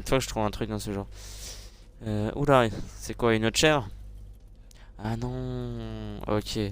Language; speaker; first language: French; native; French